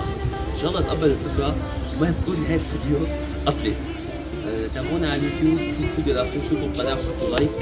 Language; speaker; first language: Arabic; native; Arabic